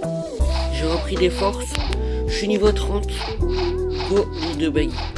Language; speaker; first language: French; native; French